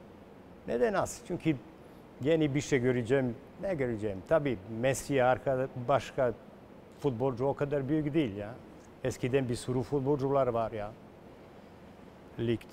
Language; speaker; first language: Turkish; non-native, learner; Serbian